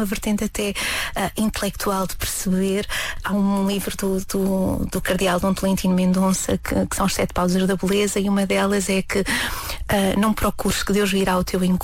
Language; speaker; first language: Portuguese; native; Portuguese